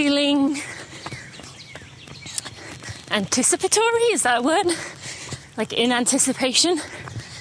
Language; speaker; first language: English; native; English